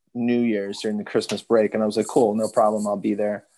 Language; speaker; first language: English; native; English